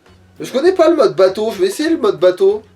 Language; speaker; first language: French; native; French